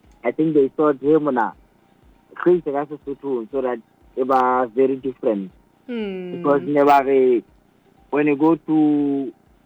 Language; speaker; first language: English; non-native, local second language; Southern Sotho